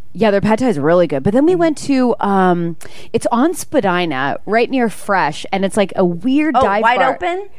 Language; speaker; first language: English; native; English